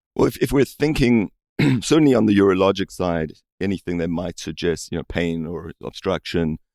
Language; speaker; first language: English; native; English